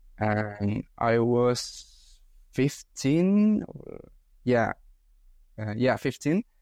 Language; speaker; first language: English; non-native, fluent; Spanish